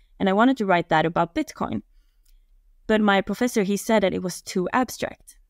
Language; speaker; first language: English; non-native, fluent; Swedish